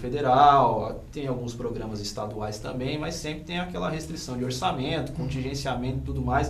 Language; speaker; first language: Portuguese; native; Portuguese